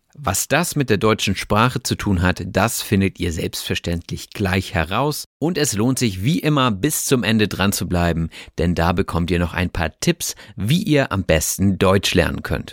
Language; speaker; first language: German; native; German